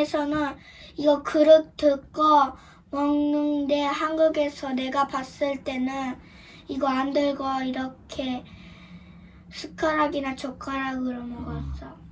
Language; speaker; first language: Korean; early bilingual, heritage; Japanese